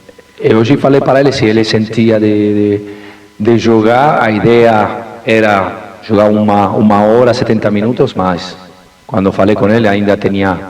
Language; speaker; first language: Portuguese; non-native, fluent; Spanish